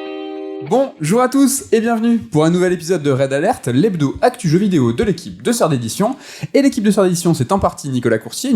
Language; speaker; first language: French; native; French